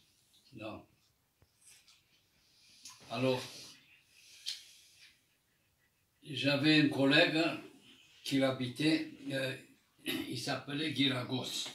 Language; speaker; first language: French; non-native, fluent; Armenian